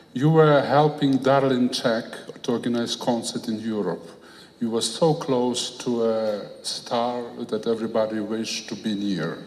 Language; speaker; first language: English; non-native, fluent; Polish